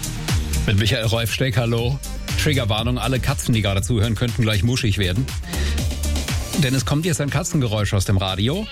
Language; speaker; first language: German; native; German